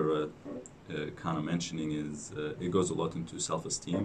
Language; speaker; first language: English; non-native, fluent; Persian